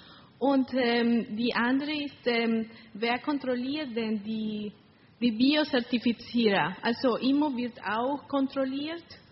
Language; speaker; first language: German; non-native, learner; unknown